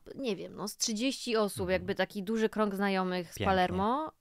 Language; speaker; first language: Polish; native; Polish